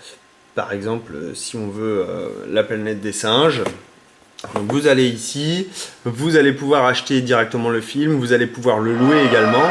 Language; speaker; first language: French; native; French